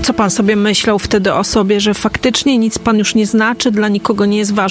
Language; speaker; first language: Polish; native; Polish